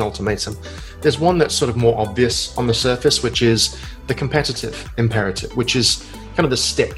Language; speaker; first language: English; native; English